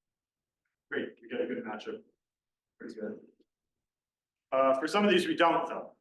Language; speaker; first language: English; native; English